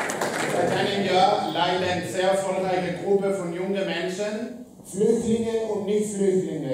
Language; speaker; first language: German; non-native, fluent; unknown